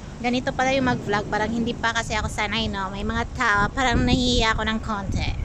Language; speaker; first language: Filipino; non-native, local second language; Cebuano